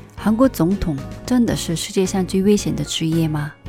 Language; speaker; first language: Chinese; non-native, fluent; Korean